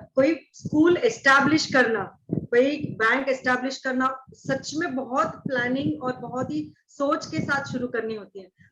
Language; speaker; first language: Hindi; non-native, local second language; Marathi